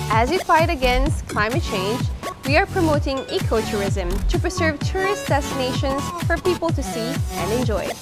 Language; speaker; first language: English; non-native, local second language; Filipino